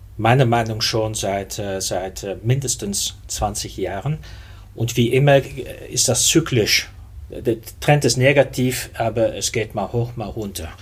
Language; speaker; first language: German; non-native, fluent; Dutch